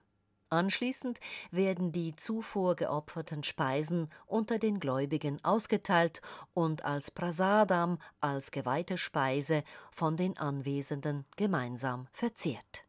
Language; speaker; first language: German; native; German